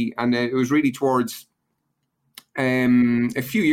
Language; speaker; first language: English; native; English